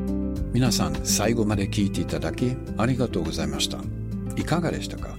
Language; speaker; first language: Japanese; non-native, fluent; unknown